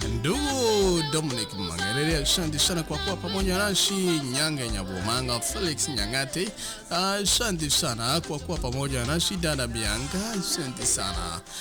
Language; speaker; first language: Swahili; non-native, local second language; Gusii